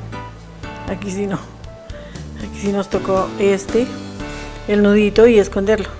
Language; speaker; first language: Spanish; native; Spanish